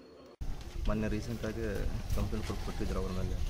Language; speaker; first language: Kannada; native; Kannada